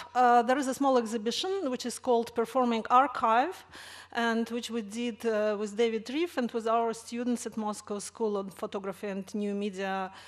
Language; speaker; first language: English; non-native, fluent; Russian